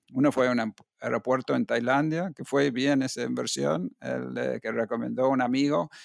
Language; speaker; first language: Spanish; non-native, fluent; English